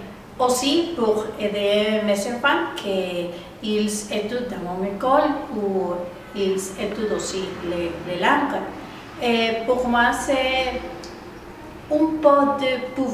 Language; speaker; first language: French; non-native, learner; Spanish